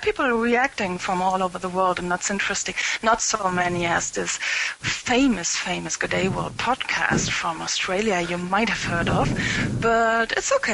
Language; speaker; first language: English; non-native, fluent; German